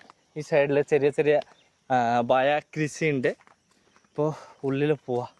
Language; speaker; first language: Malayalam; non-native, learner; Bangla